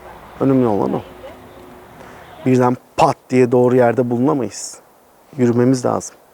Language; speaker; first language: Turkish; native; Turkish